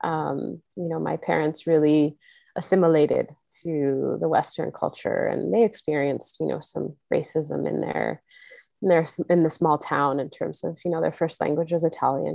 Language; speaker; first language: English; native; English